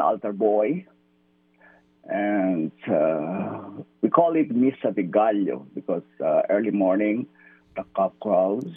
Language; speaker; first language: English; non-native, local second language; Filipino